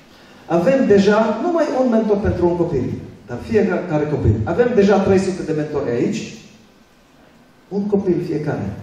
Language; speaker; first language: Romanian; early bilingual, other home language; Hebrew